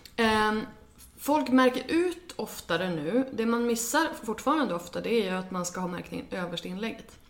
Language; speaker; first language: Swedish; native; Swedish